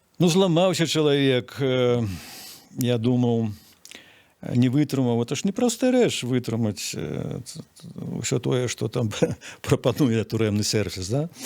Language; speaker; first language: Belarusian; native; Belarusian